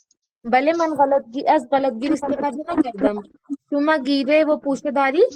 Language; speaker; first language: Persian; non-native, learner; Urdu